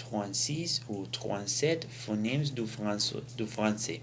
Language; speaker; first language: French; non-native, learner; Spanish